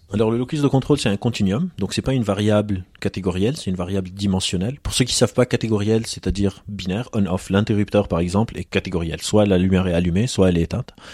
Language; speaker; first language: French; non-native, local second language; Arabic